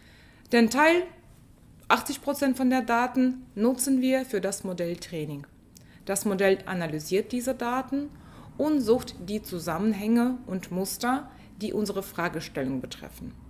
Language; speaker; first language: German; non-native, fluent; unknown